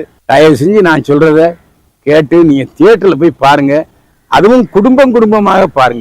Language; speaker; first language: Tamil; native; Tamil